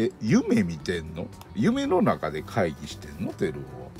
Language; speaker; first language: Japanese; native; Japanese